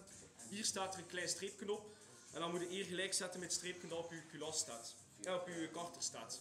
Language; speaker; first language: Dutch; native; Dutch